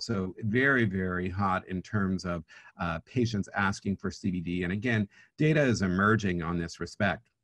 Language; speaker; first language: English; native; English